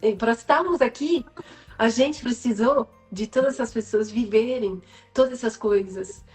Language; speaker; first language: Portuguese; non-native, fluent; French